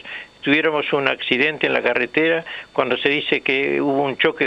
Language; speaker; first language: Spanish; native; Spanish